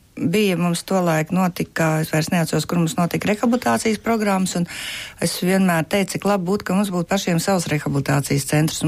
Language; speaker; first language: Latvian; native; Latvian